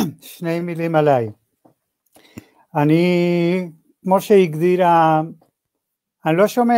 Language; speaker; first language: Hebrew; non-native, fluent; Spanish